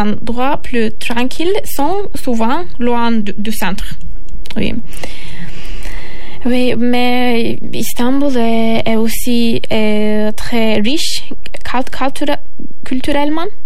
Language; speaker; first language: French; non-native, learner; Turkish